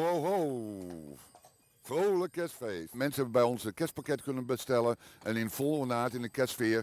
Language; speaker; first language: Dutch; native; Dutch